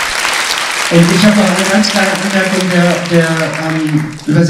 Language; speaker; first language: German; native; German